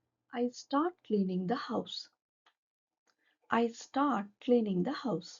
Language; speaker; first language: English; non-native, local second language; Kannada